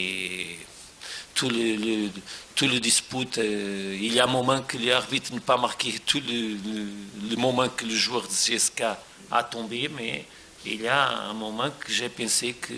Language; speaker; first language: French; non-native, fluent; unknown